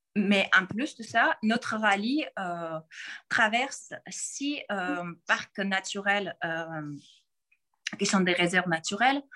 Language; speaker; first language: French; non-native, fluent; Georgian